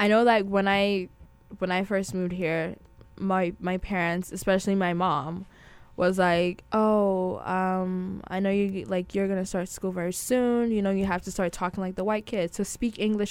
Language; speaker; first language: English; non-native, local second language; Akan